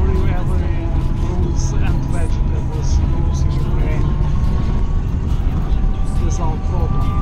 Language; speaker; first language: English; non-native, learner; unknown